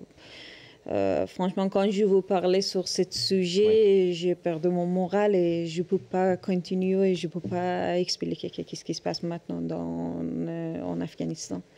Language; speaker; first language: French; non-native, learner; Persian